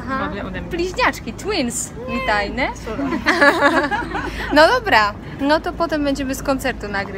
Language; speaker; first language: Polish; native; Polish